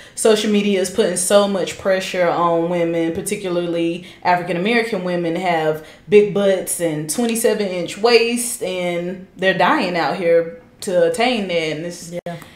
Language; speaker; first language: English; native; English